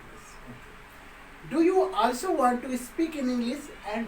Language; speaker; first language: English; non-native, local second language; Hindi